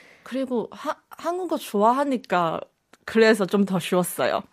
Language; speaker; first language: Korean; non-native, fluent; Chinese